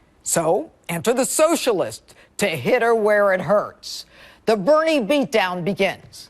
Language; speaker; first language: English; native; English